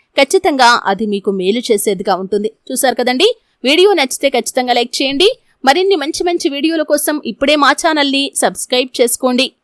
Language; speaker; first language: Telugu; native; Telugu